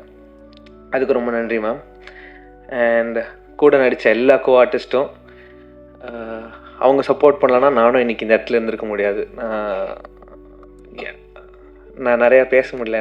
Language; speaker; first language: Tamil; native; Tamil